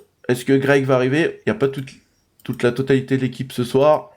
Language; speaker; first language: French; native; French